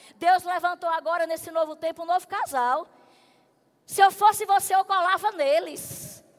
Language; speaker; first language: Portuguese; native; Portuguese